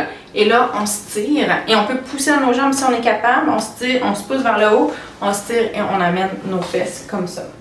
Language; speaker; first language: French; native; French